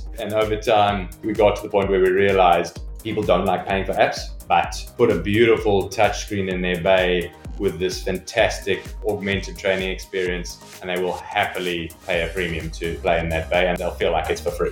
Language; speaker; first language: English; native; English